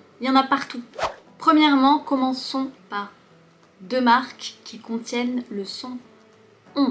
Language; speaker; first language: French; native; French